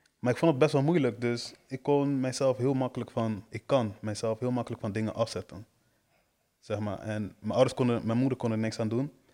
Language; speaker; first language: Dutch; early bilingual, other home language; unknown